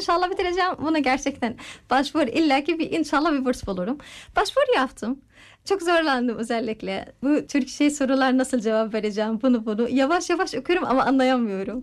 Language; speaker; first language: Turkish; non-native, learner; Arabic